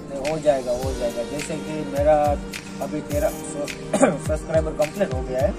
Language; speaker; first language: Hindi; non-native, local second language; Gujarati